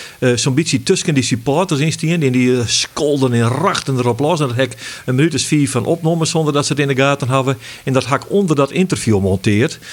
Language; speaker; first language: Dutch; non-native, local second language; Western Frisian